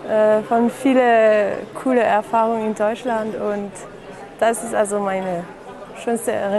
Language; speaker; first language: German; non-native, fluent; French